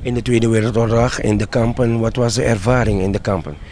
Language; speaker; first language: Dutch; non-native, local second language; Papiamento